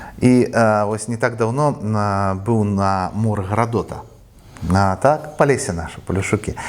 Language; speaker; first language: Belarusian; non-native, local second language; Russian